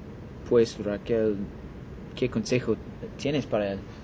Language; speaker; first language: Spanish; non-native, learner; English